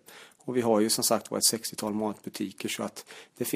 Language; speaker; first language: Swedish; native; Swedish